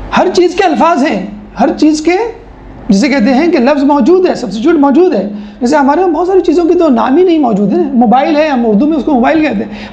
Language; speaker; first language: Urdu; native; Urdu